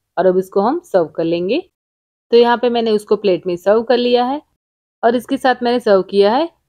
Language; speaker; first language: Hindi; non-native, local second language; Gujarati